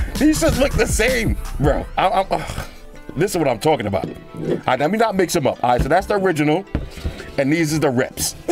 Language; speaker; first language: English; native; English